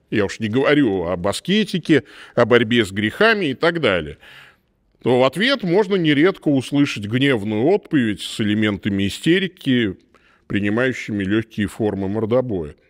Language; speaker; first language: Russian; native; Russian